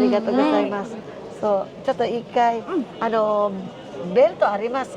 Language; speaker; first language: Japanese; non-native, learner; Filipino